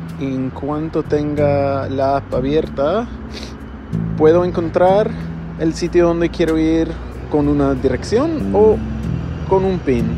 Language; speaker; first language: Spanish; non-native, fluent; English